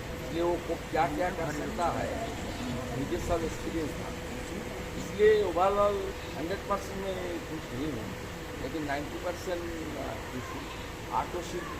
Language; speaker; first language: Hindi; non-native, local second language; Bangla